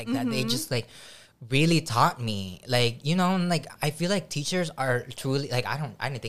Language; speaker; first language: English; early bilingual, other home language; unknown